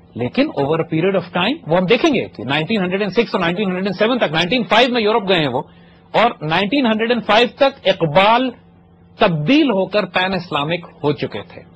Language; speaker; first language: Urdu; native; Urdu